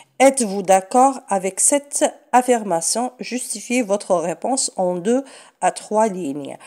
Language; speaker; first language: French; non-native, local second language; Arabic